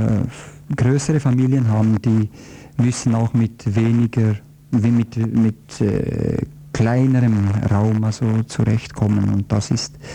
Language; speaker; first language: German; non-native, fluent; Croatian